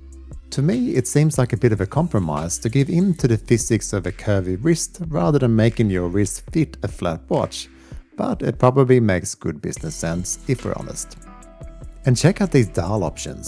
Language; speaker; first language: English; native; English